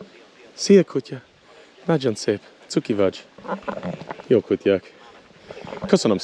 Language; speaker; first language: Hungarian; non-native, learner; English